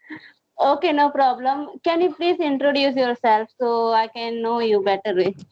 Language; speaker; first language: English; non-native, learner; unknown